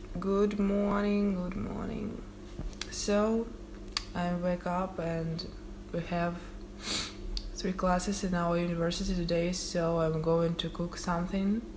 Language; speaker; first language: English; non-native, fluent; Russian